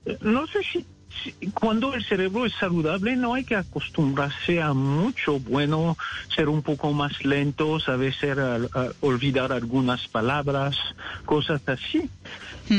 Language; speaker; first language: Spanish; non-native, fluent; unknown